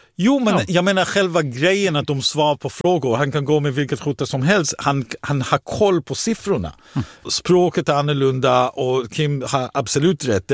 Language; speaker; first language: Swedish; non-native, fluent; Hebrew